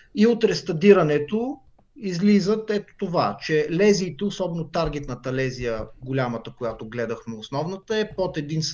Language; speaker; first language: Bulgarian; early bilingual, other home language; Hebrew